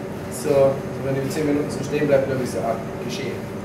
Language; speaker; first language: German; native; German